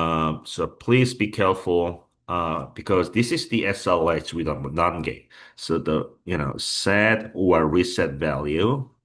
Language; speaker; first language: English; non-native, fluent; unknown